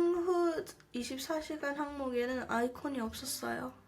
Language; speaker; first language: Korean; early bilingual, heritage; Korean